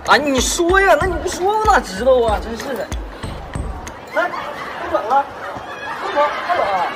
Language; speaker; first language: Chinese; native; Chinese